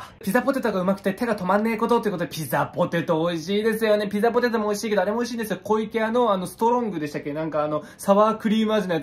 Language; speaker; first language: Japanese; native; Japanese